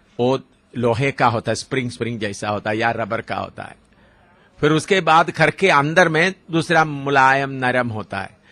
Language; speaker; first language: Hindi; non-native, local second language; Malayalam